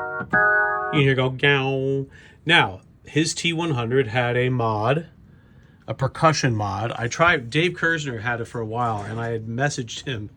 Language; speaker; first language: English; native; English